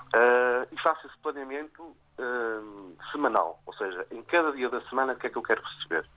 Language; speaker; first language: Portuguese; native; Portuguese